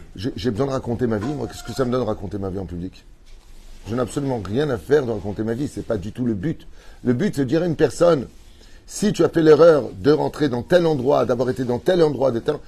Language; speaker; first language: French; native; French